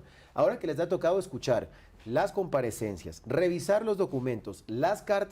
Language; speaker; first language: Spanish; native; Spanish